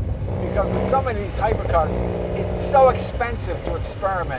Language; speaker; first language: English; native; English